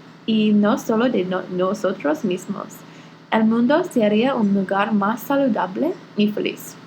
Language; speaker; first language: Spanish; non-native, learner; English